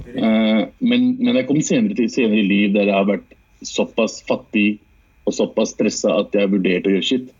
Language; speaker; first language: Norwegian; early bilingual, other home language; Urdu